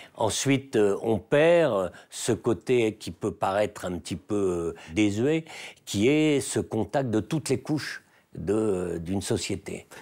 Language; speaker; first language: French; native; French